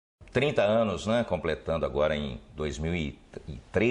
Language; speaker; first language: Portuguese; native; Portuguese